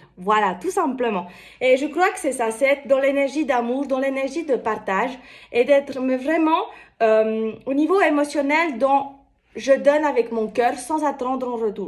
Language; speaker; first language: French; native; French